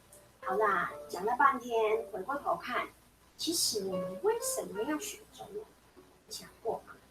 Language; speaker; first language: Chinese; non-native, fluent; Mongolian